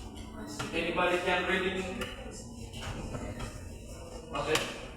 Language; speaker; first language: English; non-native, learner; Indonesian